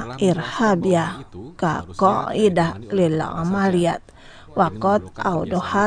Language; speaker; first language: Arabic; non-native, fluent; Indonesian